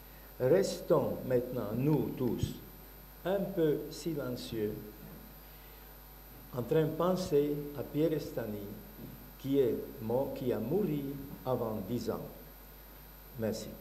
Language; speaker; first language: French; non-native, learner; Bulgarian